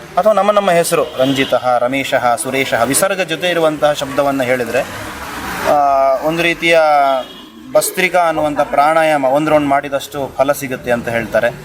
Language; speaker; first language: Kannada; native; Kannada